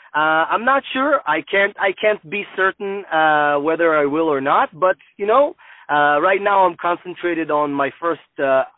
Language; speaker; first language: English; non-native, fluent; Hebrew